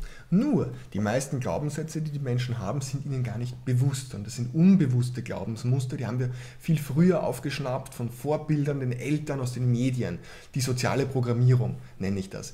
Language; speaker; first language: German; native; German